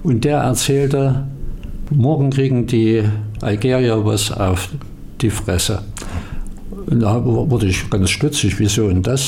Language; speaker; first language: German; native; German